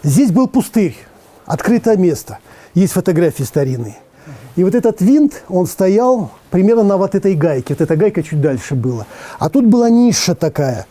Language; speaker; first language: Russian; native; Russian